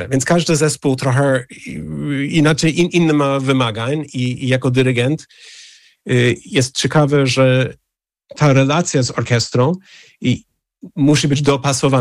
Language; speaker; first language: Polish; non-native, fluent; English